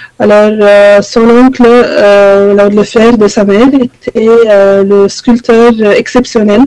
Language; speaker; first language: French; non-native, fluent; Arabic